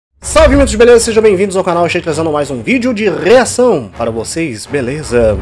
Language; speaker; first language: Portuguese; native; Portuguese